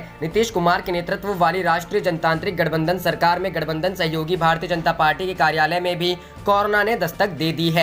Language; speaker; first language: Hindi; native; Hindi